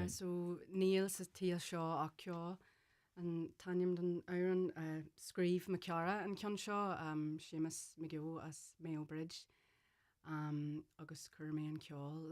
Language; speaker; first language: Irish; non-native, local second language; English